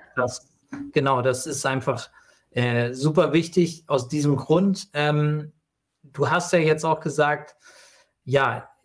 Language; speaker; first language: German; native; German